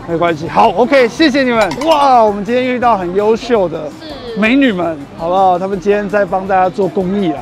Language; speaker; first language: Chinese; native; Chinese